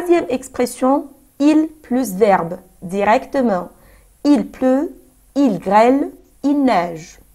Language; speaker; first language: French; non-native, fluent; Arabic